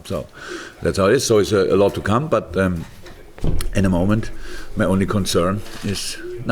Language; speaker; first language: English; non-native, fluent; German